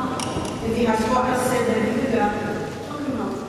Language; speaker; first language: Danish; non-native, fluent; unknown